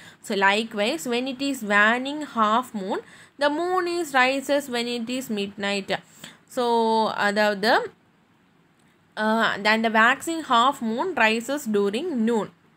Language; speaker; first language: English; non-native, local second language; Tamil